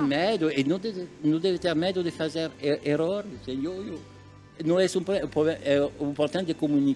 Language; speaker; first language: Portuguese; non-native, learner; French